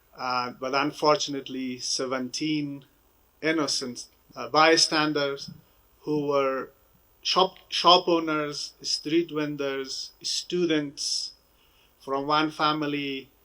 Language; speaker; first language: English; non-native, fluent; Persian